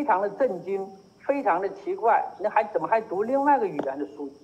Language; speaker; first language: Chinese; native; Chinese